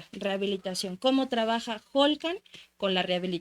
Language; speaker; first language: Spanish; native; Spanish